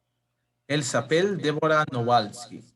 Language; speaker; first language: French; non-native, learner; Spanish